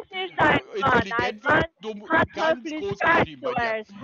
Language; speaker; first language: German; non-native, learner; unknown